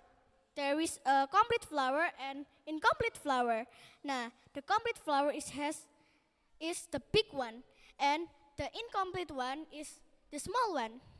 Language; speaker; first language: English; non-native, learner; Indonesian